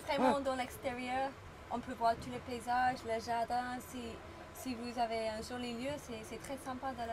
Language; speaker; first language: French; non-native, learner; English